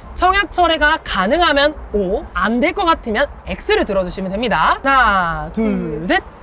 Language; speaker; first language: Korean; native; Korean